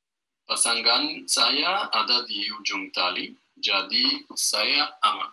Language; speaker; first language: Indonesian; non-native, learner; German